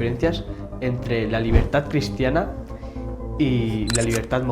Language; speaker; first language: Spanish; native; Spanish